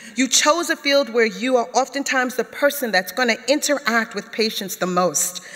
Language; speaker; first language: English; native; English